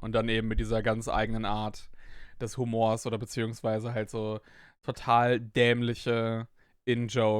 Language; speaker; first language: German; native; German